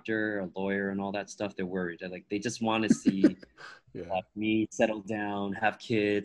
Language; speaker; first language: English; non-native, fluent; Min Nan Chinese